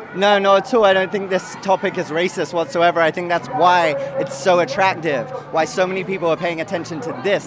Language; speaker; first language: English; native; English